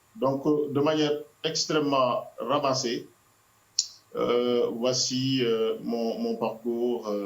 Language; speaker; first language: French; non-native, local second language; Wolof